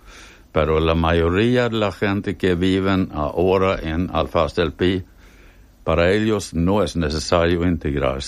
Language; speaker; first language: Spanish; non-native, fluent; Swedish